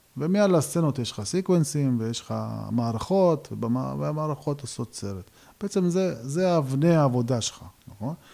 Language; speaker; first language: Hebrew; early bilingual, other home language; Georgian